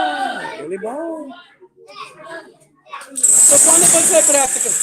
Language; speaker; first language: Portuguese; non-native, learner; English